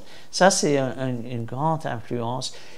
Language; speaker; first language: French; non-native, fluent; English